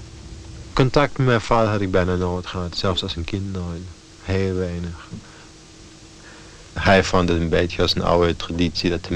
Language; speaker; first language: Dutch; non-native, fluent; German